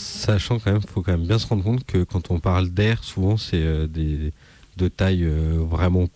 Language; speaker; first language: French; native; French